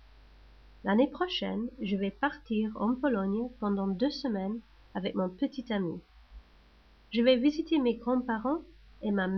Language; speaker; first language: French; non-native, learner; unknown